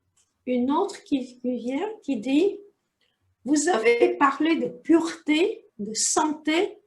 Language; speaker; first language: French; native; French